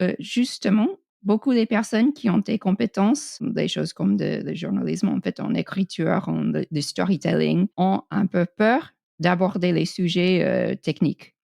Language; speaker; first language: French; non-native, fluent; English